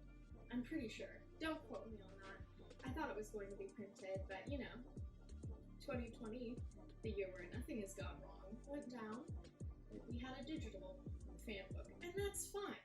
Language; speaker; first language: English; native; English